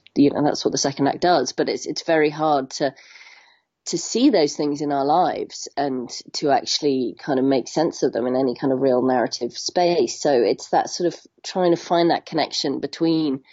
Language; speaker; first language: English; native; English